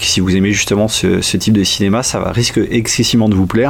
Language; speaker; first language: French; native; French